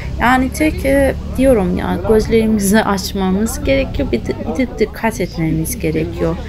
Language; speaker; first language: Turkish; early bilingual, heritage; Turkish